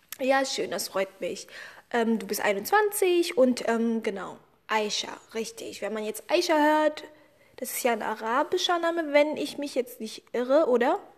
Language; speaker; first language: German; early bilingual, other home language; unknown